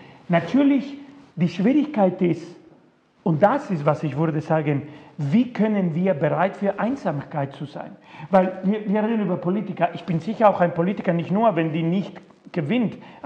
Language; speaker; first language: German; non-native, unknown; Spanish